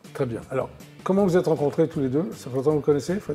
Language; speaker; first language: French; native; French